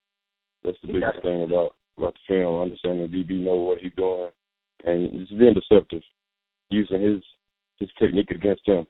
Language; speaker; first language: English; native; English